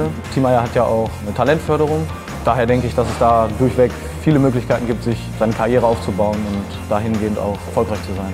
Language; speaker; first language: German; native; German